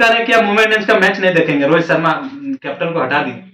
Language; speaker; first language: Hindi; native; Hindi